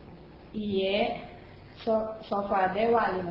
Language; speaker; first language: Japanese; non-native, learner; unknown